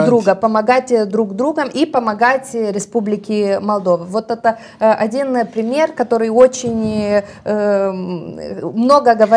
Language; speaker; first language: Russian; non-native, local second language; Romanian